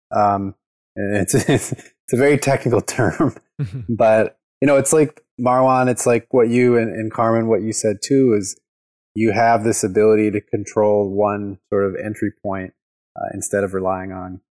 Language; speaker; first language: English; native; English